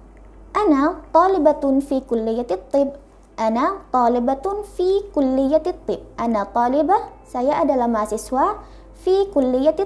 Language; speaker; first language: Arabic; non-native, fluent; Indonesian